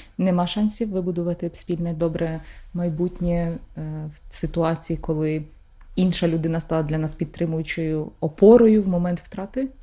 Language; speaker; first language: Ukrainian; native; Ukrainian